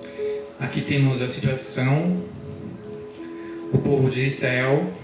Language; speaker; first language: Portuguese; non-native, fluent; German